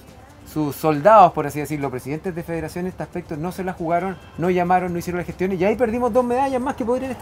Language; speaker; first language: Spanish; native; Spanish